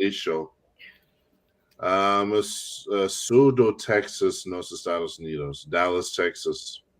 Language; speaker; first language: Portuguese; non-native, learner; English